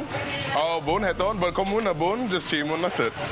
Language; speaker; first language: Vietnamese; non-native, learner; English